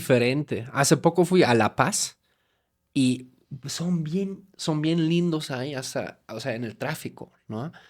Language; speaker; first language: Spanish; non-native, fluent; German